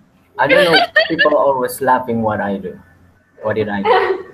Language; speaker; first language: English; non-native, learner; Indonesian